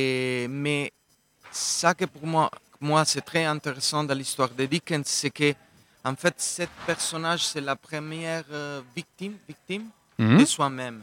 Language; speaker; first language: French; non-native, local second language; Italian